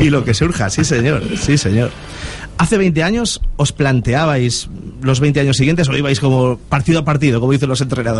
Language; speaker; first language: Spanish; native; Spanish